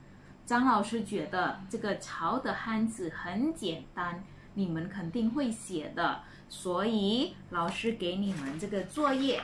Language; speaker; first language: Chinese; non-native, fluent; Indonesian